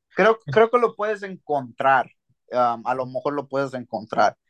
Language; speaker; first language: Spanish; early bilingual, heritage; Spanish